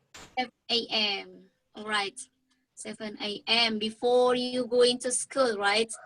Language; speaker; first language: English; non-native, learner; Indonesian